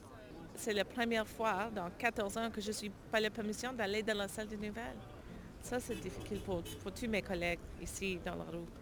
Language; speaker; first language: French; non-native, learner; English